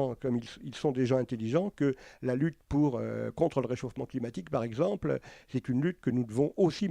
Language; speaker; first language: French; native; French